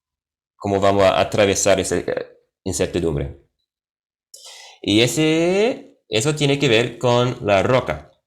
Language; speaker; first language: Spanish; non-native, fluent; English